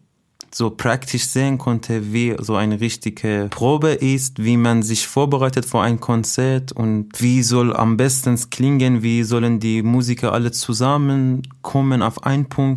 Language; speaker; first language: German; non-native, fluent; Persian